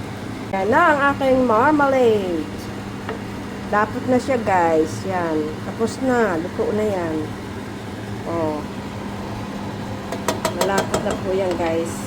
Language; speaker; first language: Filipino; native; Filipino